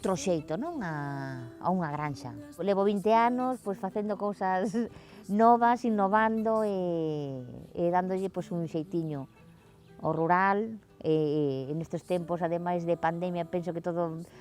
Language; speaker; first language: Galician; non-native, local second language; Spanish